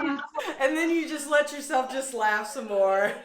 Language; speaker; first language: English; native; English